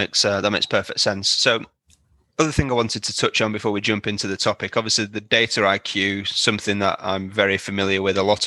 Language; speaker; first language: English; native; English